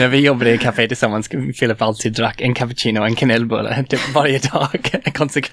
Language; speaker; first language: Swedish; non-native, fluent; English